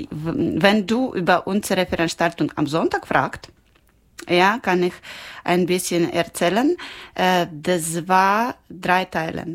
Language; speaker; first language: German; non-native, learner; Ukrainian